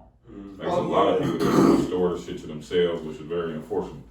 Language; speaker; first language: English; native; English